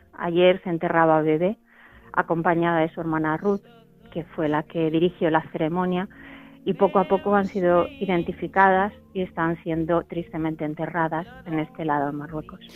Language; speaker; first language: Spanish; native; Spanish